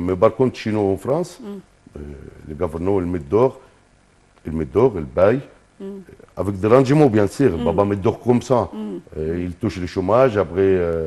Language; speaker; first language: French; non-native, fluent; Arabic